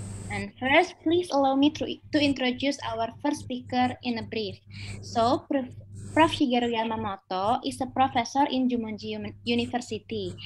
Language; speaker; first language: English; non-native, fluent; Indonesian